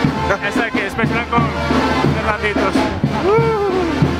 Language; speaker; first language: Spanish; non-native, fluent; Japanese